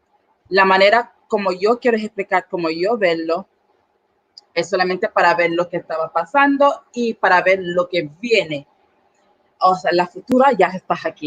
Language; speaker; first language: Spanish; non-native, learner; English